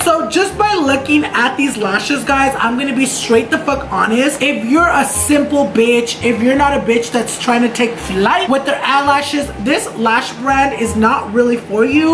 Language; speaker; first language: English; early bilingual, other home language; Spanish